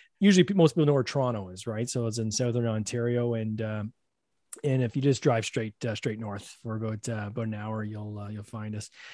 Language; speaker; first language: English; native; English